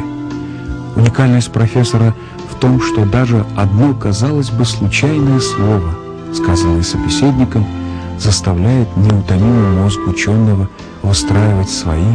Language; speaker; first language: Russian; native; Russian